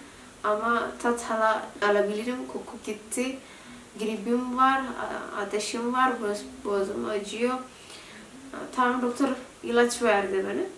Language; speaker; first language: Turkish; non-native, learner; Indonesian